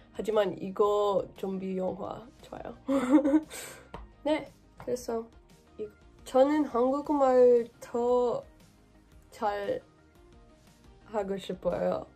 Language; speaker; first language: Korean; non-native, learner; English